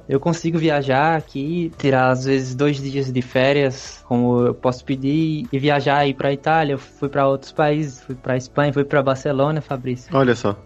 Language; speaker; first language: Portuguese; native; Portuguese